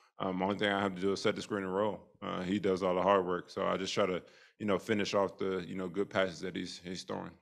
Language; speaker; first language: English; native; English